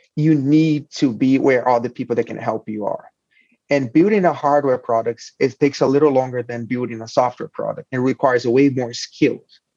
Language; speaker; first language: English; non-native, fluent; Portuguese